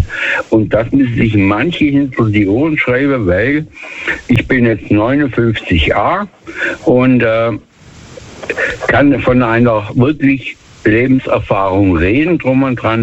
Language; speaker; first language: German; native; German